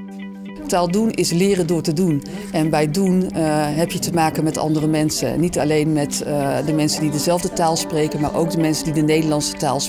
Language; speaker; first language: Dutch; native; Dutch